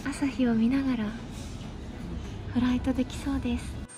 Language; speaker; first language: Japanese; native; Japanese